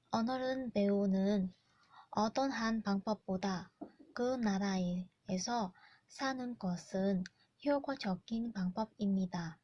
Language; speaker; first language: Korean; non-native, learner; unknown